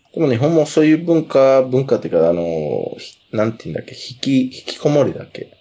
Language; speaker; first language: Japanese; non-native, fluent; English